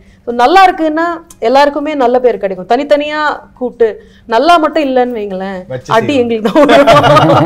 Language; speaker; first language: Tamil; native; Tamil